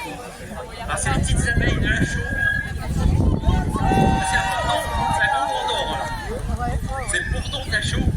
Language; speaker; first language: French; native; French